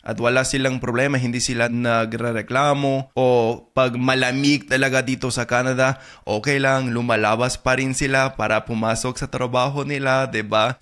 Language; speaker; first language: Filipino; non-native, fluent; English